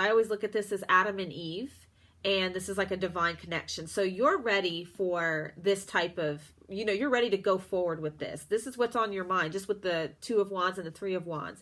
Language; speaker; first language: English; native; English